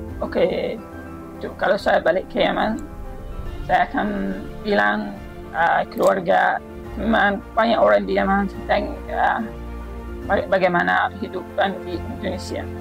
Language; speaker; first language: Indonesian; non-native, learner; Arabic